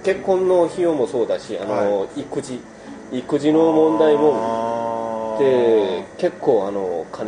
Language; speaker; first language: Japanese; non-native, fluent; Korean